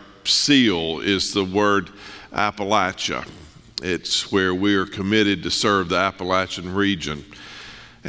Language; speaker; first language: English; native; English